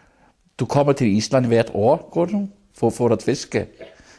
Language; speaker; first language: Danish; non-native, fluent; Icelandic